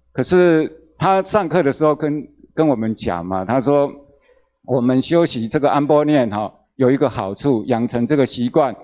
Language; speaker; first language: Chinese; native; Chinese